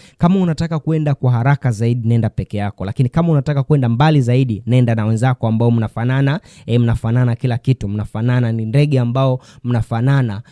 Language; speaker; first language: Swahili; native; Swahili